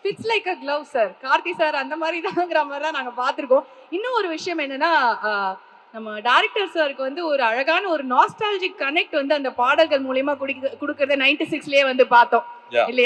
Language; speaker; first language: Tamil; native; Tamil